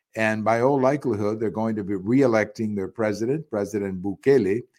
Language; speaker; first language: English; native; English